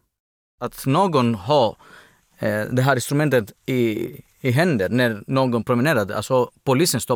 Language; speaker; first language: Swedish; non-native, fluent; Greek